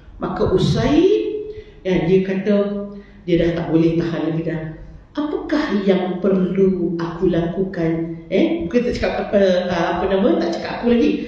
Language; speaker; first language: Malay; native; Malay